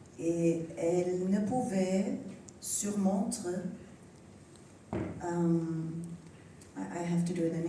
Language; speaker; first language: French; non-native, learner; German